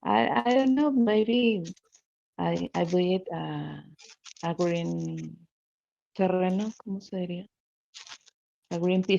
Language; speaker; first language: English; non-native, learner; Spanish